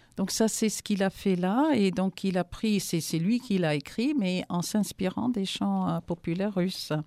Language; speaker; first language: French; non-native, fluent; English